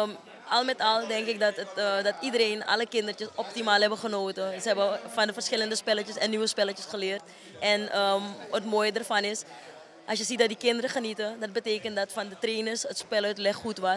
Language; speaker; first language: Dutch; native; Dutch